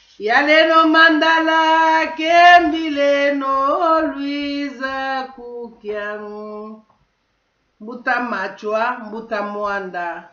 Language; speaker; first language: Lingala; non-native, local second language; Kongo